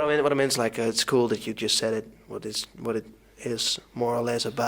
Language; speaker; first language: English; non-native, fluent; Dutch